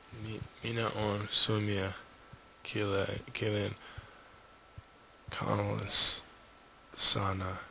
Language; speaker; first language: Finnish; non-native, learner; English